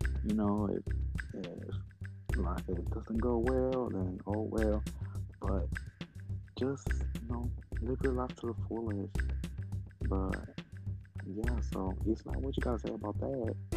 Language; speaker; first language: English; early bilingual, other home language; Spanish